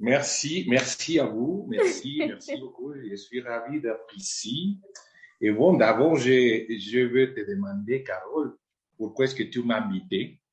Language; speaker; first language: French; non-native, fluent; Spanish